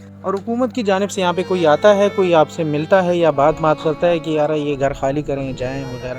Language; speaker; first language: Urdu; native; Urdu